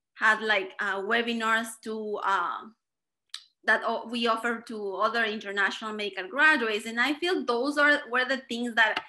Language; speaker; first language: English; non-native, fluent; Spanish